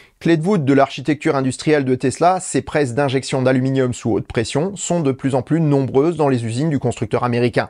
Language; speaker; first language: French; native; French